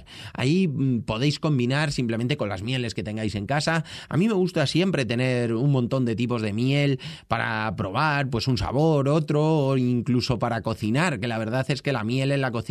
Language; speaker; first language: Spanish; native; Spanish